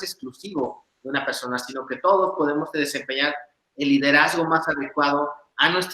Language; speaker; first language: Spanish; native; Spanish